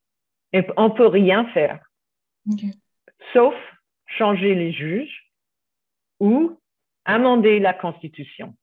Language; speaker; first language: French; non-native, fluent; English